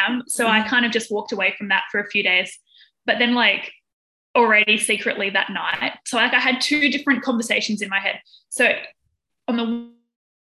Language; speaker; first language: English; native; English